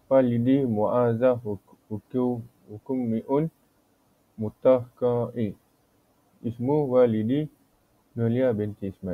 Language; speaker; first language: Arabic; non-native, learner; Malay